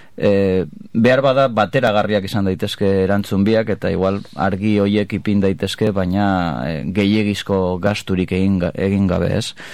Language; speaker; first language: Basque; native; Basque